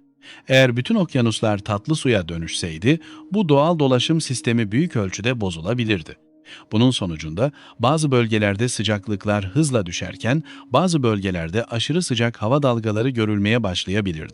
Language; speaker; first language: Turkish; native; Turkish